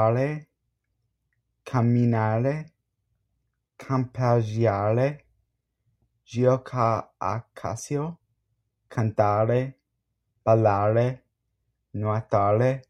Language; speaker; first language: Italian; non-native, learner; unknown